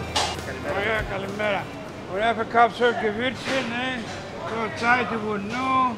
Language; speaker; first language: German; non-native, learner; Greek